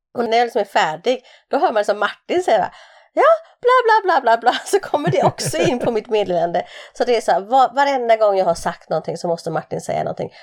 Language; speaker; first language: Swedish; early bilingual, other home language; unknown